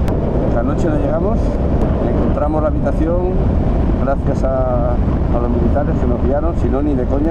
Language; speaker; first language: Spanish; native; Spanish